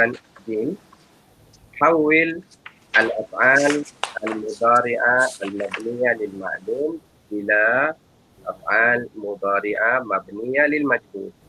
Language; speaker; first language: Arabic; non-native, fluent; Malay